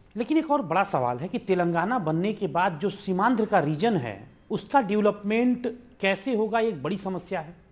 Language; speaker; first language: Hindi; native; Hindi